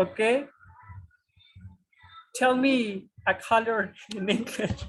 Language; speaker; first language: English; non-native, fluent; Spanish